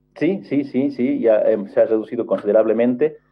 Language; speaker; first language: Spanish; native; Spanish